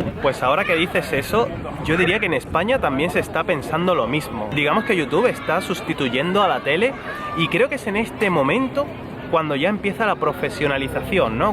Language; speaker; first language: Spanish; native; Spanish